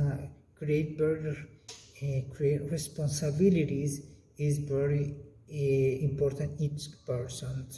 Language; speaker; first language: English; non-native, learner; Spanish